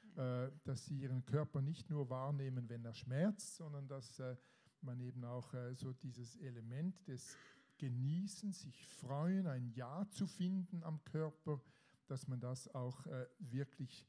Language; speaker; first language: German; native; German